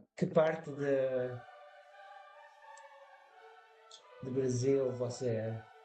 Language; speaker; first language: Portuguese; early bilingual, heritage; Portuguese